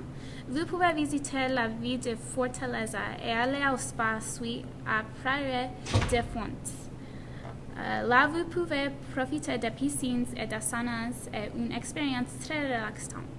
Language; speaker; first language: French; non-native, learner; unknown